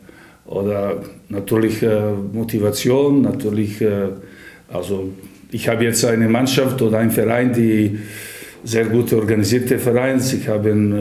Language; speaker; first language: German; non-native, fluent; Serbian